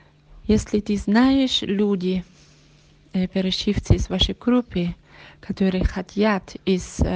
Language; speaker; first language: Russian; non-native, learner; Hebrew